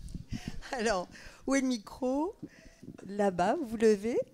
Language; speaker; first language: French; native; French